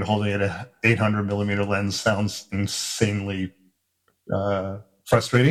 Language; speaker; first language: English; native; English